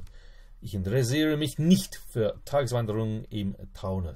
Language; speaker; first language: German; non-native, fluent; English